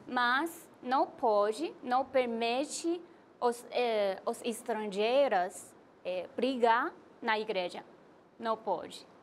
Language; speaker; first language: Portuguese; non-native, learner; Chinese